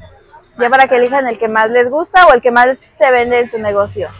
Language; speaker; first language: Spanish; native; Spanish